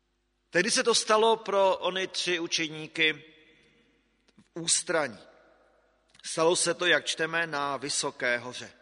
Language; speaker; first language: Czech; native; Czech